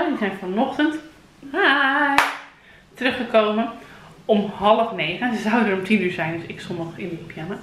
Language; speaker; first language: Dutch; native; Dutch